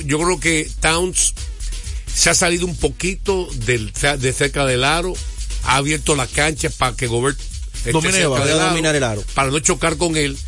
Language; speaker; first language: Spanish; native; Spanish